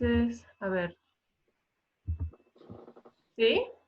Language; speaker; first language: Spanish; non-native, fluent; English